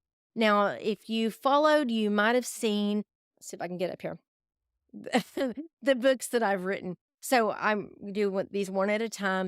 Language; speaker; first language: English; native; English